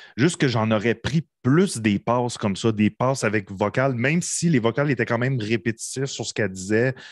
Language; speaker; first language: French; native; French